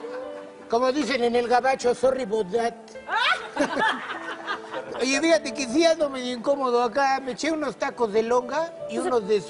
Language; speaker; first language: Spanish; native; Spanish